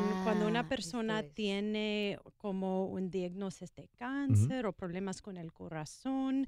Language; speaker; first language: Spanish; non-native, learner; English